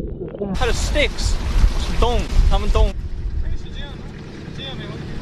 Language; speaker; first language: Chinese; non-native, fluent; English